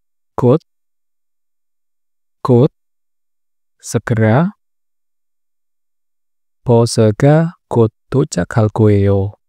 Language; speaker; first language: Korean; non-native, learner; Indonesian